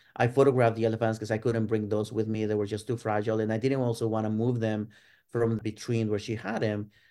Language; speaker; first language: English; non-native, fluent; Spanish